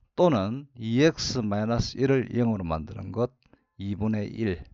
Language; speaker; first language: Korean; native; Korean